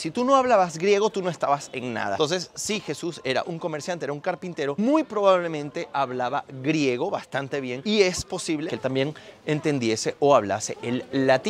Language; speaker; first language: Spanish; native; Spanish